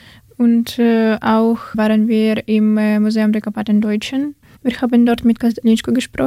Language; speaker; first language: German; non-native, learner; Ukrainian